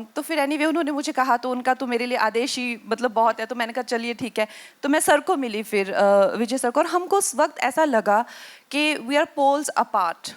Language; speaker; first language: Hindi; native; Hindi